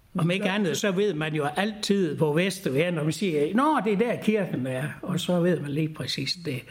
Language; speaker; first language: Danish; native; Danish